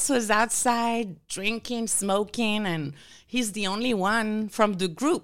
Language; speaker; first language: English; non-native, fluent; French